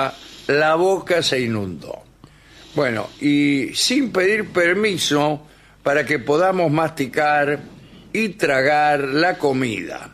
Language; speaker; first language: Spanish; native; Spanish